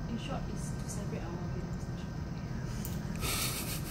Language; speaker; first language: English; non-native, fluent; Vietnamese